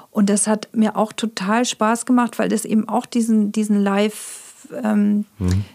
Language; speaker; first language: German; native; German